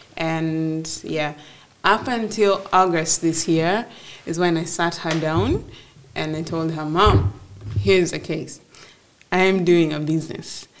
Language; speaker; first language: English; non-native, local second language; Acoli